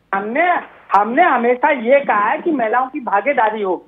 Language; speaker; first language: Hindi; native; Hindi